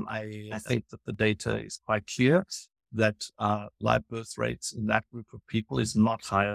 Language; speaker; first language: English; native; English